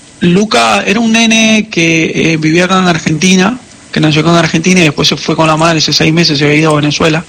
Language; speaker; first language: Spanish; native; Spanish